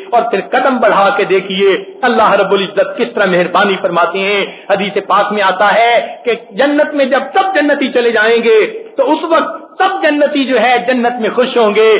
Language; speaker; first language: Urdu; non-native, local second language; Punjabi